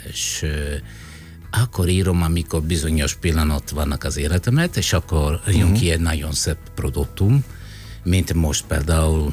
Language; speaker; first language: Hungarian; non-native, fluent; Italian